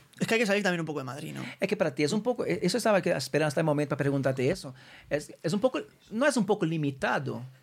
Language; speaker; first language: Spanish; non-native, fluent; Portuguese